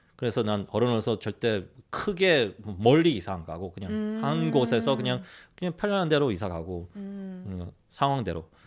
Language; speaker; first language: Korean; early bilingual, heritage; Korean